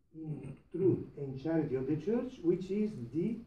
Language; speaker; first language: English; non-native, fluent; Italian